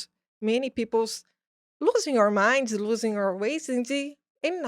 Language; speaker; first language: English; non-native, learner; Portuguese